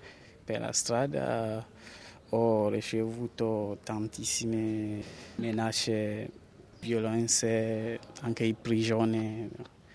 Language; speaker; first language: Italian; non-native, learner; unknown